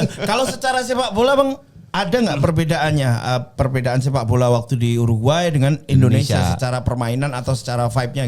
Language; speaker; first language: Indonesian; native; Indonesian